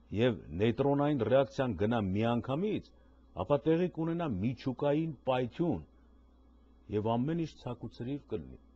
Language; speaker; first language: Armenian; native; Armenian